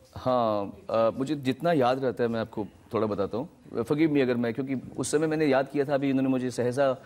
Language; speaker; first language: Hindi; native; Hindi